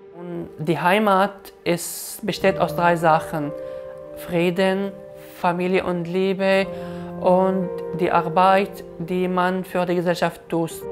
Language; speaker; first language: German; non-native, fluent; Arabic